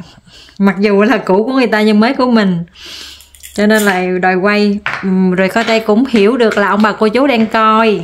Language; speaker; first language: Vietnamese; native; Vietnamese